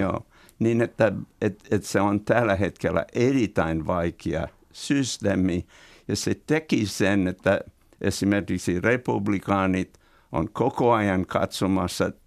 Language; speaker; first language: Finnish; non-native, fluent; English